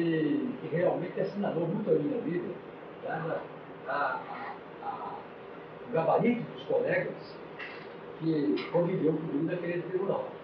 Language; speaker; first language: Portuguese; native; Portuguese